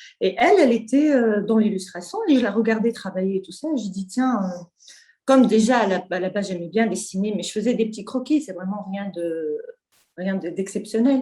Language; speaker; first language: French; non-native, local second language; Arabic